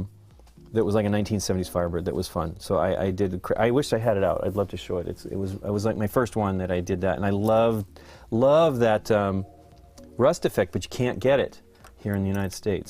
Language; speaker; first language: English; native; English